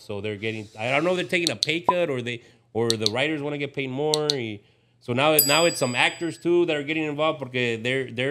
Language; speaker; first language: English; early bilingual, other home language; Spanish